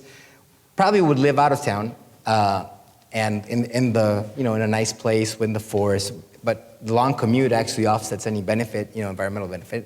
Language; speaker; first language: English; non-native, fluent; Spanish